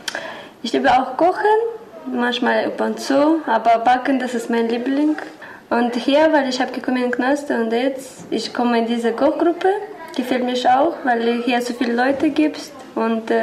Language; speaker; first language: German; non-native, learner; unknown